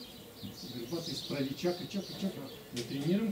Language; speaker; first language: Bulgarian; non-native, learner; Russian